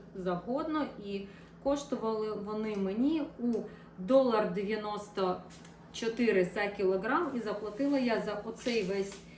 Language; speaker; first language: Ukrainian; non-native, local second language; Russian